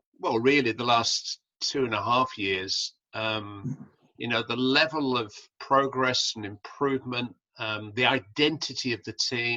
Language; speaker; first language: English; native; English